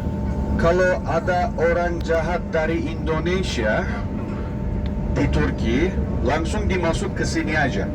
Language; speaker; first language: Indonesian; non-native, fluent; Turkish